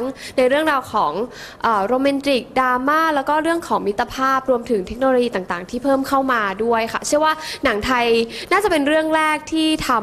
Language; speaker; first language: Thai; native; Thai